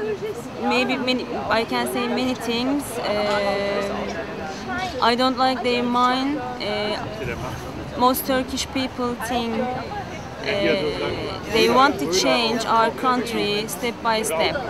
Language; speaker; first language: English; non-native, learner; Turkish